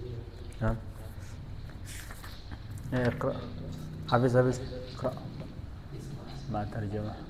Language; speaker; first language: Arabic; non-native, fluent; Indonesian